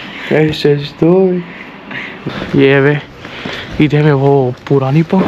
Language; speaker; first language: Macedonian; non-native, local second language; Romany